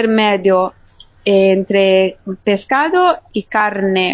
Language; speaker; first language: Spanish; non-native, fluent; Italian